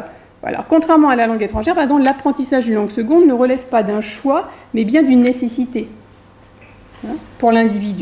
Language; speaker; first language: French; native; French